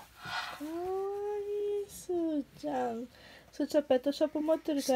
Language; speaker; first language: Japanese; non-native, learner; Portuguese